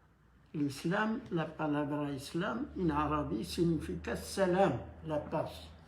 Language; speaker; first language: Spanish; non-native, fluent; Arabic